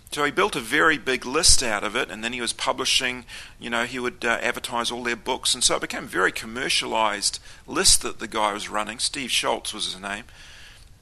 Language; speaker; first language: English; native; English